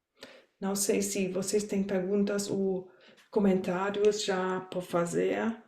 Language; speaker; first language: Portuguese; non-native, fluent; German